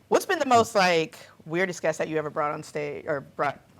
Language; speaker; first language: English; native; English